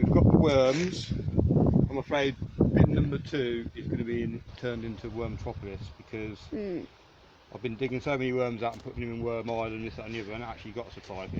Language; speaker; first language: English; native; English